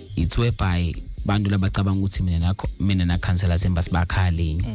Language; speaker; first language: Zulu; non-native, local second language; Swati